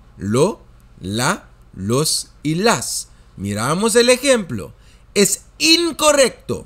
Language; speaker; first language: Spanish; non-native, fluent; Dutch